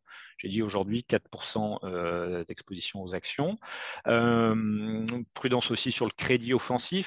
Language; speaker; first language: French; native; French